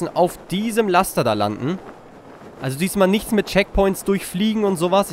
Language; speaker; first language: German; native; German